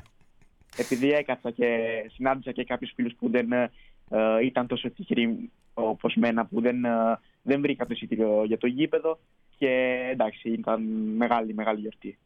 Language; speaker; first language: Greek; early bilingual, heritage; Greek